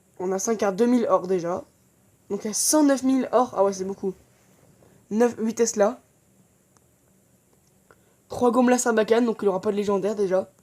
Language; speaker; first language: French; native; French